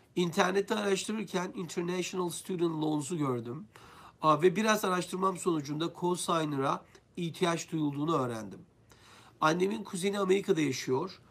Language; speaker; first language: Turkish; native; Turkish